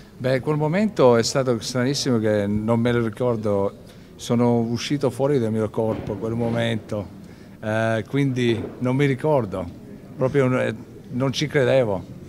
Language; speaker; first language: Italian; early bilingual, heritage; Italian